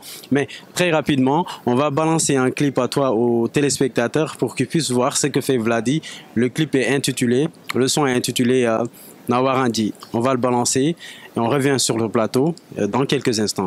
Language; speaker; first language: French; non-native, local second language; Wolof